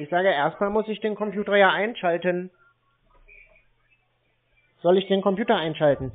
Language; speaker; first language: German; native; German